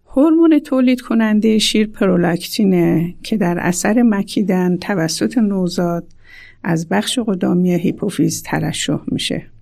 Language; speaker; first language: Persian; native; Persian